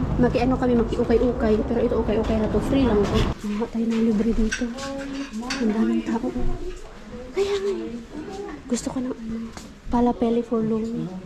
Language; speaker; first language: Filipino; native; Filipino